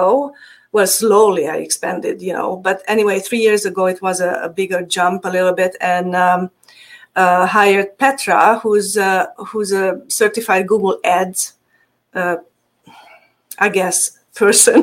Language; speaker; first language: English; non-native, fluent; Hungarian